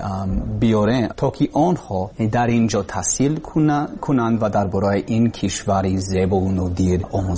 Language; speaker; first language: Persian; non-native, learner; English